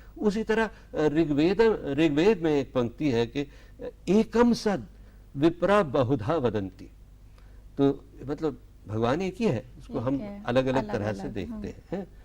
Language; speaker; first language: Hindi; non-native, local second language; Gujarati